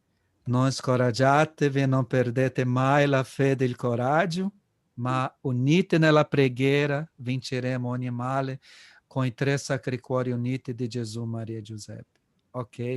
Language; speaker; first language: Italian; non-native, fluent; Portuguese